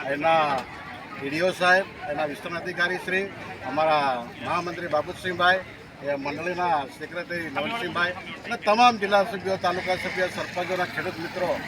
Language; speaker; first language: Gujarati; native; Gujarati